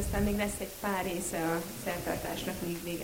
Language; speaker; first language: Hungarian; native; Hungarian